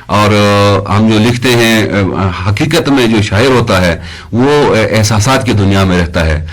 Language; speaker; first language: Urdu; non-native, local second language; Shina